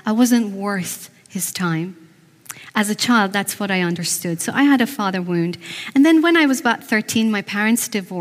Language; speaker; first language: English; non-native, fluent; Persian